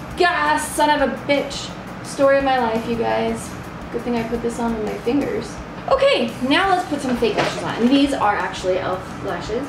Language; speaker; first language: English; native; English